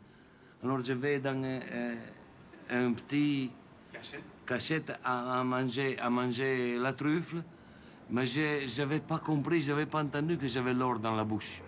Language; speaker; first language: French; non-native, learner; Italian